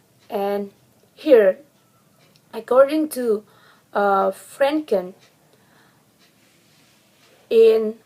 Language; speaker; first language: English; non-native, learner; Indonesian